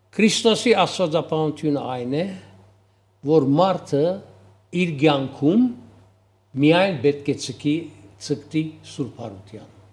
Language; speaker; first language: Armenian; early bilingual, heritage; Armenian